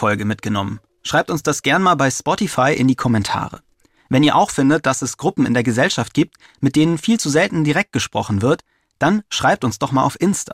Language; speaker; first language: German; native; German